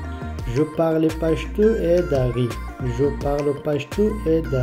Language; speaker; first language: French; non-native, learner; Pashto